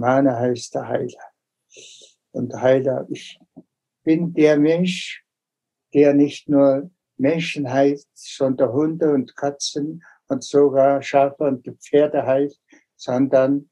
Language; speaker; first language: German; non-native, fluent; Tuvinian